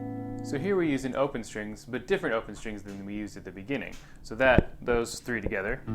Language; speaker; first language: English; native; English